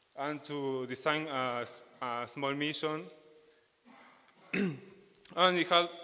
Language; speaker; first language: English; non-native, fluent; Spanish